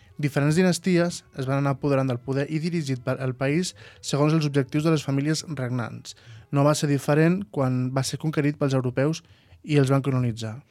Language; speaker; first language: Catalan; native; Catalan